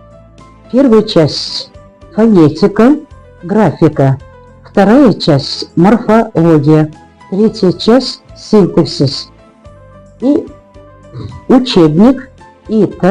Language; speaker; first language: Russian; non-native, local second language; Uzbek